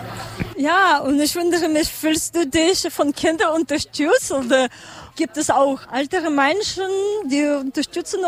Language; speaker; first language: German; non-native, learner; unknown